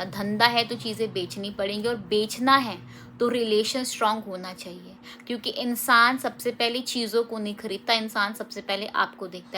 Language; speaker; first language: Hindi; native; Hindi